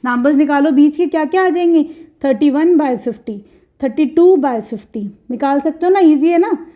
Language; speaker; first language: Hindi; native; Hindi